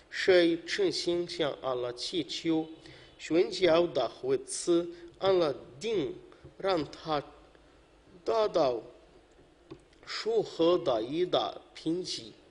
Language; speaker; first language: Chinese; non-native, learner; Arabic